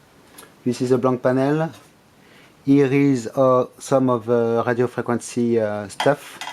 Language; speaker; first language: English; non-native, fluent; French